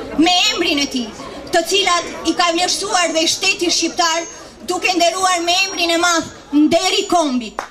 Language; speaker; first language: Albanian; native; Albanian